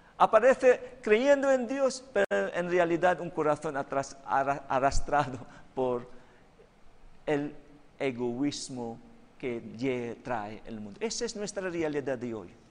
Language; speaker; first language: Spanish; non-native, fluent; Filipino